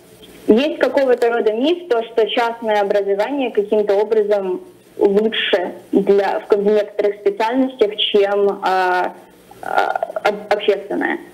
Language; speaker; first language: Russian; early bilingual, other home language; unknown